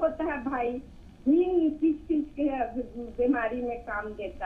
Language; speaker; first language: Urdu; non-native, local second language; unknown